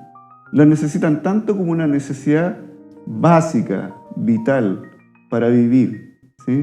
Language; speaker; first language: Spanish; native; Spanish